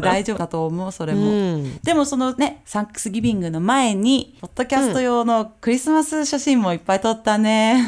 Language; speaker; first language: Japanese; native; Japanese